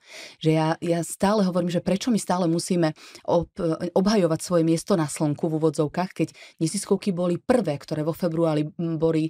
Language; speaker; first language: Slovak; native; Slovak